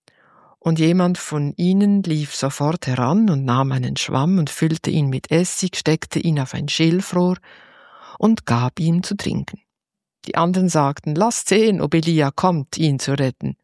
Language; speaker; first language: German; native; German